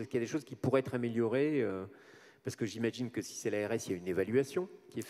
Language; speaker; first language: French; native; French